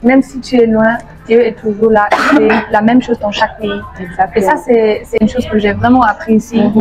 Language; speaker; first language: French; non-native, fluent; German